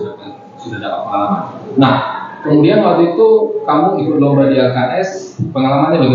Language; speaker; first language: Indonesian; non-native, local second language; Javanese